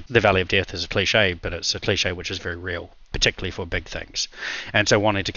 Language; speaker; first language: English; native; English